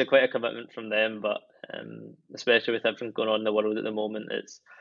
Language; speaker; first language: English; native; English